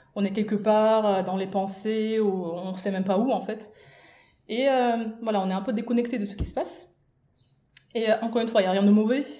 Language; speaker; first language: French; non-native, fluent; Russian